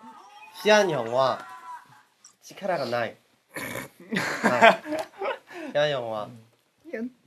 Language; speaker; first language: Japanese; non-native, learner; Korean